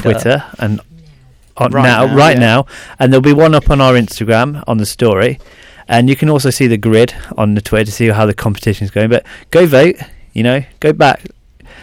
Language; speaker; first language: English; native; English